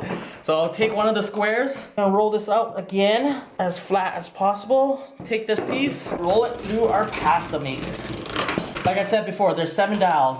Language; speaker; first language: English; native; English